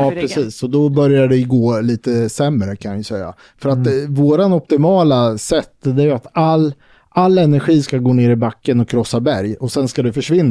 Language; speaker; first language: Swedish; native; Swedish